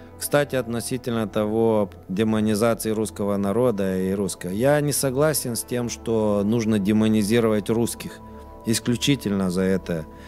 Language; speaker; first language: Russian; non-native, local second language; Romanian